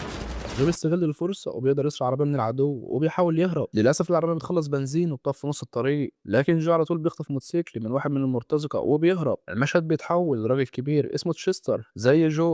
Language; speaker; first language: Arabic; native; Arabic